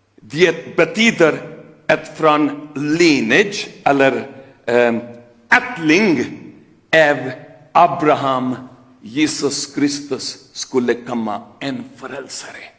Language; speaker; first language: Swedish; non-native, fluent; Urdu